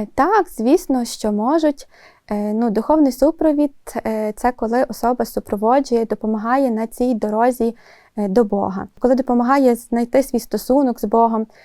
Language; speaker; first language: Ukrainian; native; Ukrainian